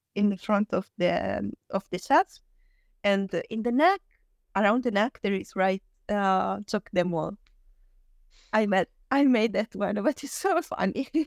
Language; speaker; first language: English; non-native, learner; Italian